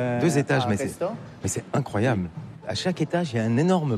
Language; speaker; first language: French; native; French